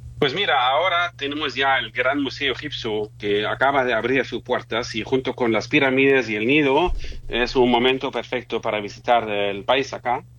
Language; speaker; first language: Spanish; non-native, fluent; German